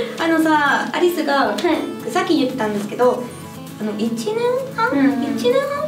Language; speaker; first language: Japanese; non-native, fluent; Spanish